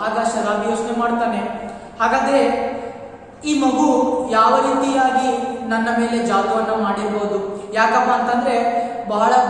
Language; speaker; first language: Kannada; native; Kannada